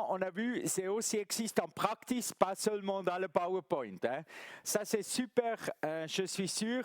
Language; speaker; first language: French; non-native, local second language; German